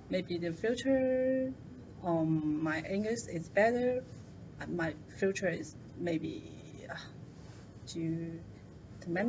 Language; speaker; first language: English; non-native, learner; Chinese